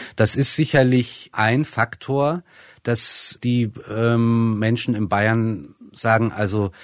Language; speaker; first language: German; native; German